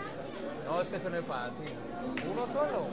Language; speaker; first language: Spanish; native; Spanish